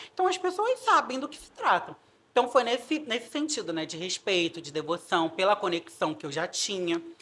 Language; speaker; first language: Portuguese; native; Portuguese